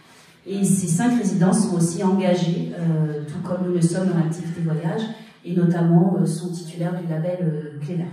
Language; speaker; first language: French; native; French